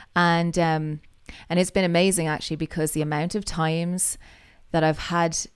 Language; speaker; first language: English; native; English